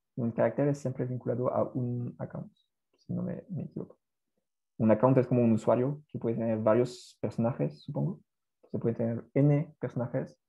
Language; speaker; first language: Spanish; non-native, fluent; French